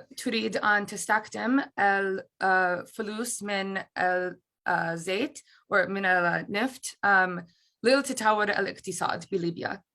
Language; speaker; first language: Arabic; non-native, learner; English